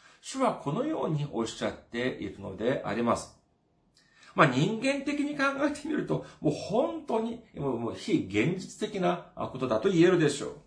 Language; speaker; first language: Japanese; non-native, fluent; Korean